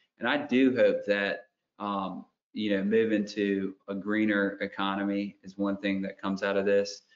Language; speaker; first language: English; native; English